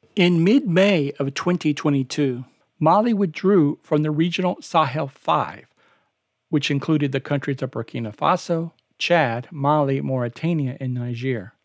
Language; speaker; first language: English; native; English